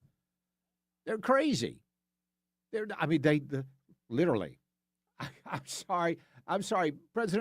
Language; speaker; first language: English; native; English